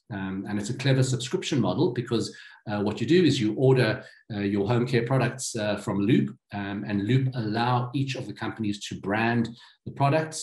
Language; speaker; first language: English; native; English